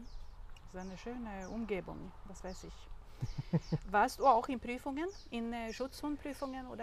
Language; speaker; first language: German; non-native, learner; Swedish